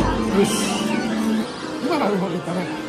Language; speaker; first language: Japanese; native; Japanese